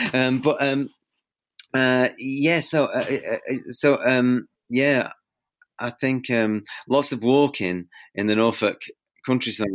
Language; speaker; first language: English; native; English